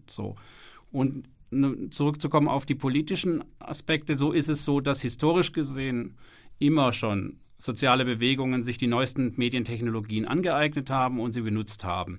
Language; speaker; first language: German; native; German